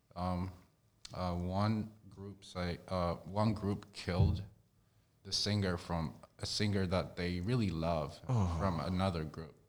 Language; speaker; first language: English; non-native, fluent; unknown